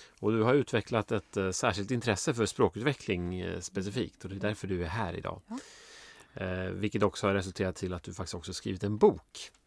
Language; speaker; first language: Swedish; native; Swedish